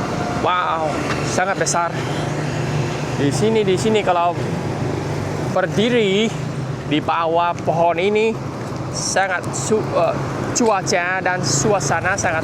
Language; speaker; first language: Indonesian; non-native, fluent; Vietnamese